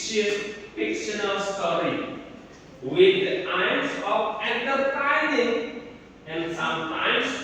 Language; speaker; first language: English; non-native, learner; Indonesian